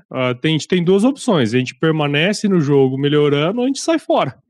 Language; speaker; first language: Portuguese; native; Portuguese